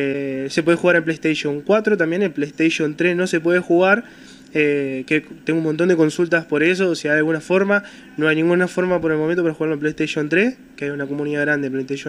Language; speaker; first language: Spanish; native; Spanish